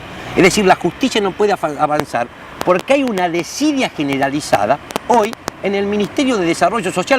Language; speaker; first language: Spanish; native; Spanish